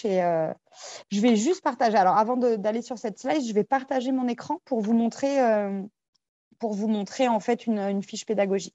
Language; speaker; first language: French; native; French